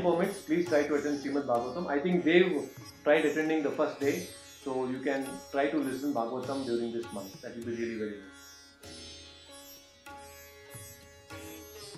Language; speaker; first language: English; non-native, local second language; Kannada